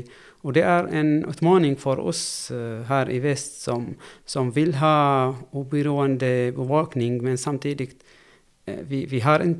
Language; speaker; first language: Swedish; non-native, fluent; Arabic